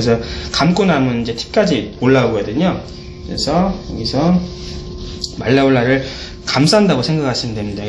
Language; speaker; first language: Korean; native; Korean